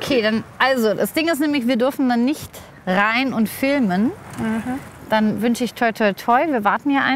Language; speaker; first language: German; native; German